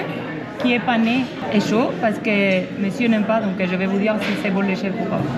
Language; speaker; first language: French; non-native, fluent; Spanish